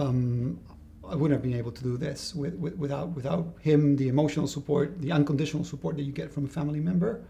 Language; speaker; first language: English; non-native, fluent; Spanish